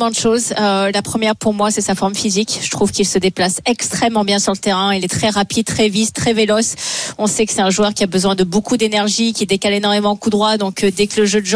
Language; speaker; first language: French; native; French